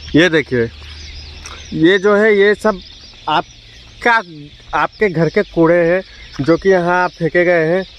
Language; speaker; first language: Hindi; non-native, local second language; Assamese